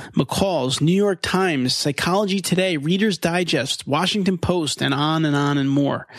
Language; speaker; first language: English; native; English